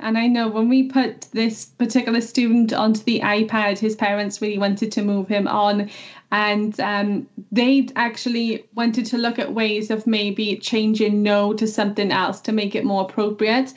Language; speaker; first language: English; native; English